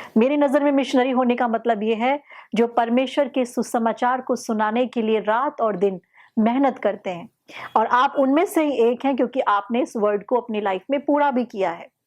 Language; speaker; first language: Hindi; native; Hindi